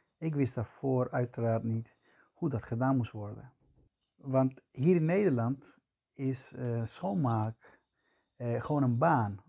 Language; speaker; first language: Dutch; non-native, fluent; Spanish